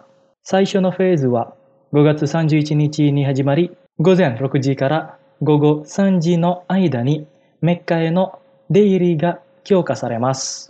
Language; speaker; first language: Japanese; non-native, fluent; Indonesian